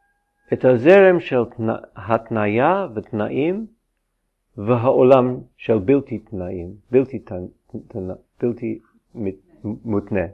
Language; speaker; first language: Hebrew; non-native, fluent; English